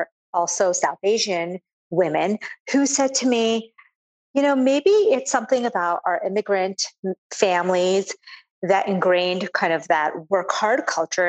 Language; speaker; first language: English; native; English